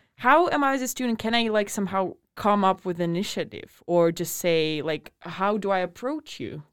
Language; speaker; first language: English; non-native, fluent; Russian